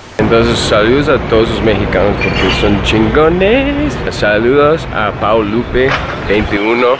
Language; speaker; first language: Spanish; non-native, fluent; English